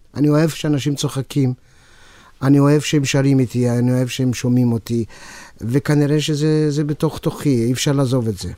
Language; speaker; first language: Hebrew; non-native, fluent; Romanian